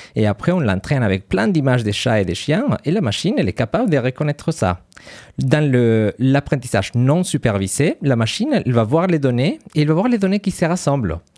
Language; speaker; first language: French; non-native, fluent; Spanish